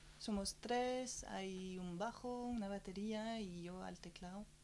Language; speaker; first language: Spanish; non-native, fluent; French